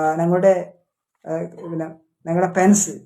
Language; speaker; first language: Malayalam; native; Malayalam